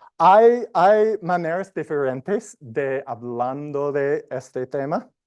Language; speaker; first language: Spanish; non-native, learner; English